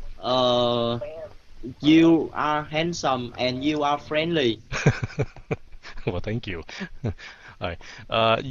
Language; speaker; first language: English; non-native, learner; Vietnamese